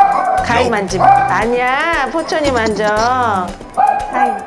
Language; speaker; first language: Korean; native; Korean